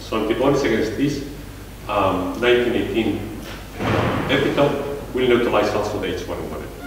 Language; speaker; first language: English; non-native, fluent; Spanish